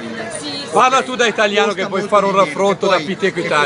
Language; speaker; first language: Italian; native; Italian